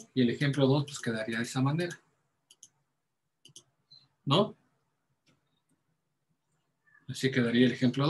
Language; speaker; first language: Spanish; native; Spanish